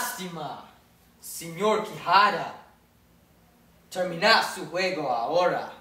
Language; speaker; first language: Spanish; non-native, learner; English